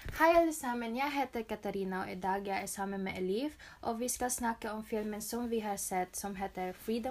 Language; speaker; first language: Norwegian; non-native, learner; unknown